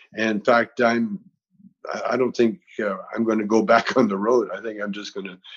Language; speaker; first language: English; native; English